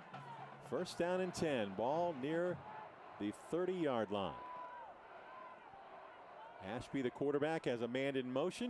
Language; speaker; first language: English; native; English